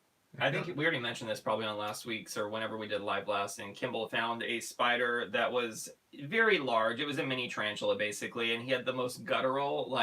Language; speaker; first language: English; native; English